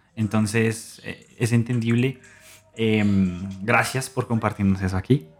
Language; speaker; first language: Spanish; native; Spanish